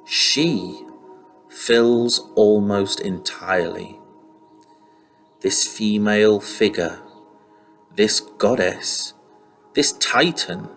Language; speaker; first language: English; native; English